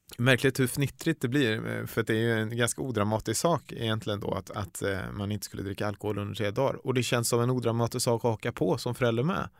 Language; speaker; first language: Swedish; native; Swedish